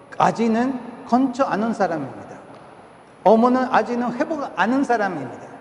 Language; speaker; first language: Korean; non-native, fluent; Spanish